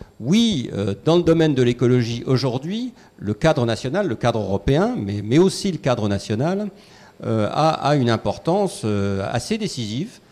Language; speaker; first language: French; native; French